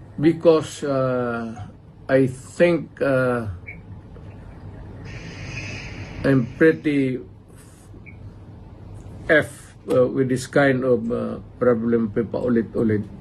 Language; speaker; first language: English; non-native, local second language; Cebuano